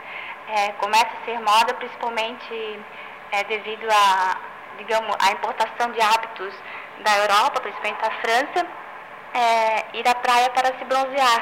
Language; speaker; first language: Portuguese; native; Portuguese